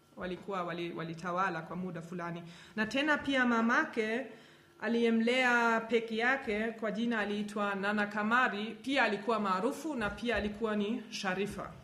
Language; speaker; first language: Swahili; non-native, fluent; German